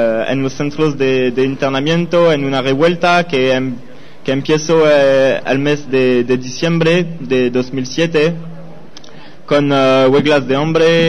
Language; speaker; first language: Spanish; non-native, learner; French